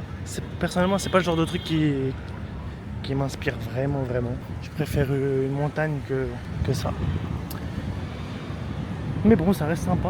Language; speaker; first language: French; native; French